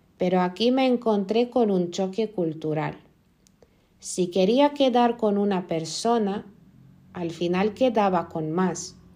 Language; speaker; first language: Spanish; non-native, fluent; Lithuanian